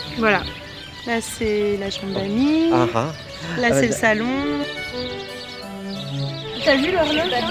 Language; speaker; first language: French; native; French